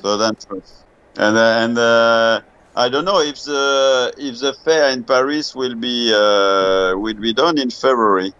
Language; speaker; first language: English; non-native, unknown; French